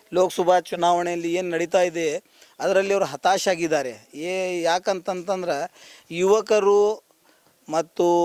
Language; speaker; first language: Kannada; native; Kannada